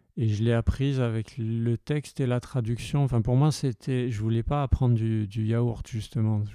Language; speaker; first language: French; early bilingual, heritage; French